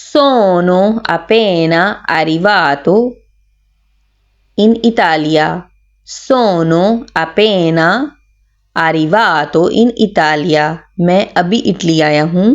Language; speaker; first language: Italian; non-native, fluent; Urdu